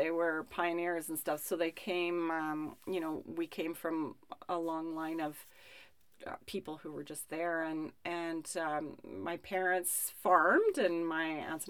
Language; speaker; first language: English; native; English